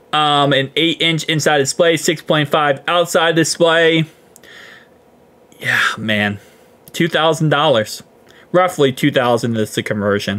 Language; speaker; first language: English; native; English